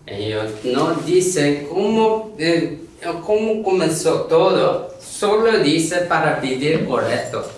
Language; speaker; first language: Spanish; non-native, learner; Korean